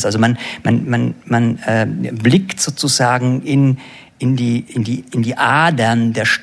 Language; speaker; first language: German; native; German